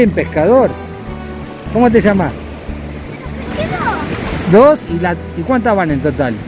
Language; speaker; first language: Spanish; native; Spanish